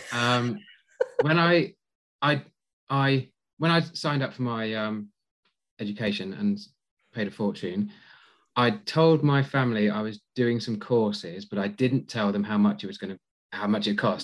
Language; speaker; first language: English; native; English